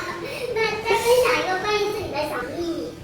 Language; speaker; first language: Chinese; native; Chinese